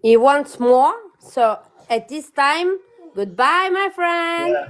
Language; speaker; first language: English; non-native, learner; Portuguese